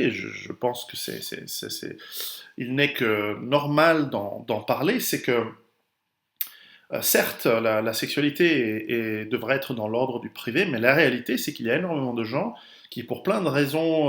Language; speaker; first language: French; native; French